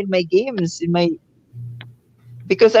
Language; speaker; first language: English; non-native, local second language; Filipino